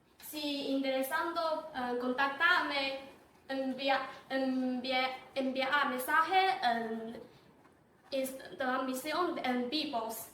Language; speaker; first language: Spanish; non-native, learner; Chinese